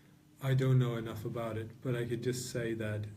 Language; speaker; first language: English; non-native, fluent; Norwegian